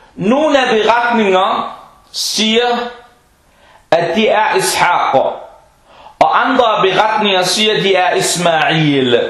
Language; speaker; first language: Danish; non-native, fluent; Arabic